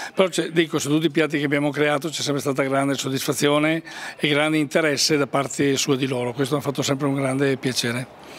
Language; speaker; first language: Italian; native; Italian